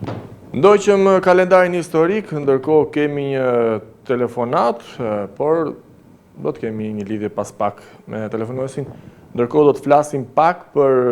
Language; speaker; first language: Albanian; native; Albanian